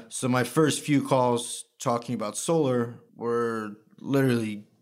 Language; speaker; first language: English; native; English